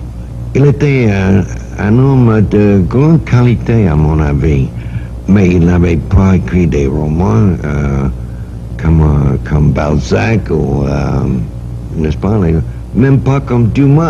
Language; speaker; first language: French; non-native, learner; English